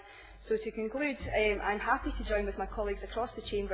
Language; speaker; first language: English; native; English